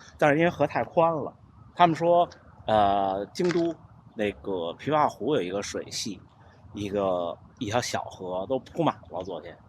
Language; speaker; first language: Chinese; native; Chinese